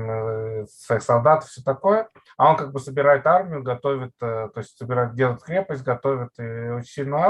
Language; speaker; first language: Russian; native; Russian